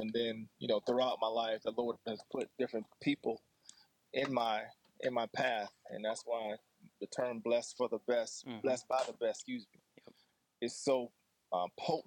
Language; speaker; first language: English; native; English